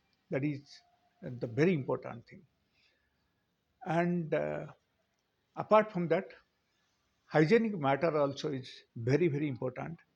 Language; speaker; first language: English; non-native, local second language; Telugu